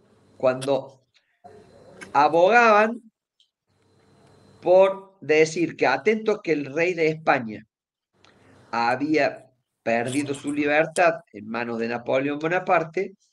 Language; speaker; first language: Spanish; native; Spanish